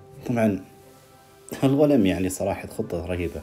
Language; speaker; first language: Arabic; native; Arabic